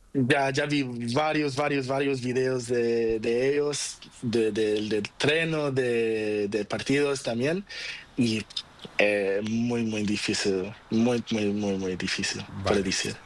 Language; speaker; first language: Spanish; non-native, learner; Portuguese